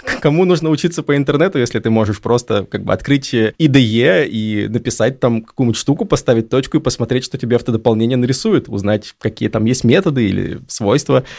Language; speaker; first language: Russian; native; Russian